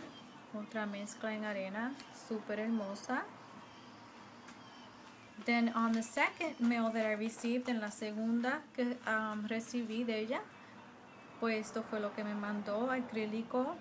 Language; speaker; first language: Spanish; early bilingual, heritage; Spanish